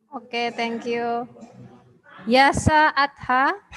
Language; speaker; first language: English; non-native, learner; Indonesian